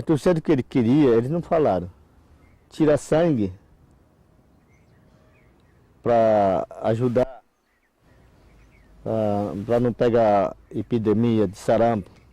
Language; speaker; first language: Portuguese; non-native, local second language; Yanomámi